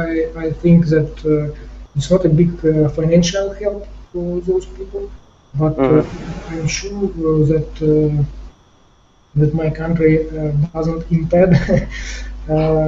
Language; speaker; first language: English; non-native, fluent; Ukrainian